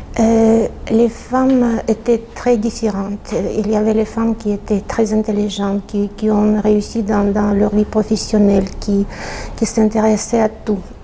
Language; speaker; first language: French; non-native, fluent; Russian